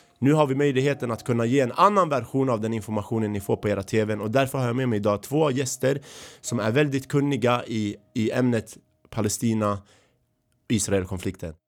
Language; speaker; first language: Swedish; early bilingual, other home language; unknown